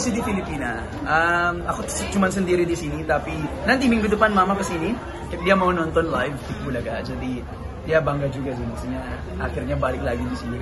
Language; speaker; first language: Indonesian; non-native, fluent; Filipino